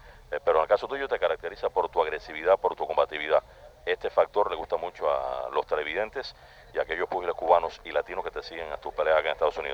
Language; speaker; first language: Spanish; native; Spanish